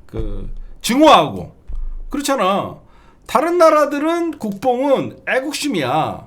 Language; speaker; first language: Korean; native; Korean